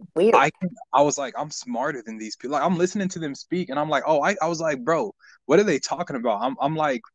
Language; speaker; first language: English; native; English